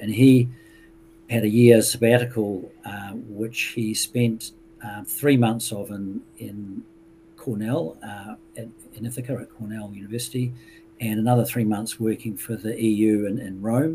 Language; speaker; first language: English; native; English